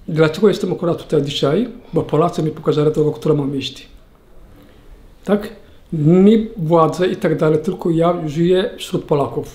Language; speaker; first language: Polish; non-native, learner; Somali